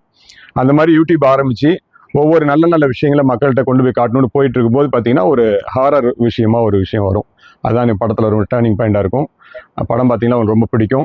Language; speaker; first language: Tamil; native; Tamil